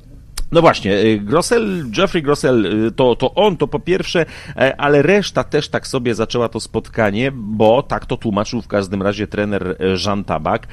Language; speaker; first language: Polish; native; Polish